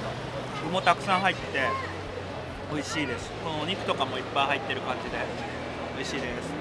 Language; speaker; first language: Japanese; native; Japanese